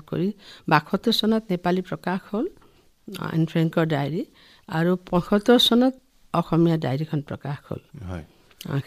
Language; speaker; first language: Assamese; non-native, local second language; Nepali